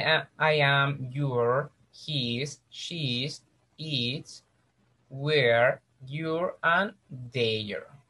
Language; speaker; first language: English; non-native, fluent; Spanish